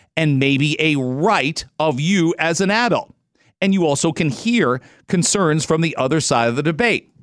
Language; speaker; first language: English; native; English